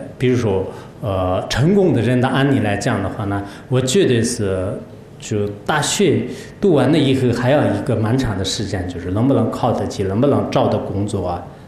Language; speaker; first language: Chinese; non-native, local second language; Tibetan